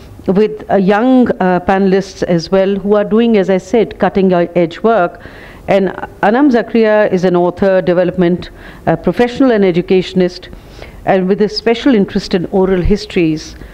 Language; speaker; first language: English; non-native, local second language; Hindi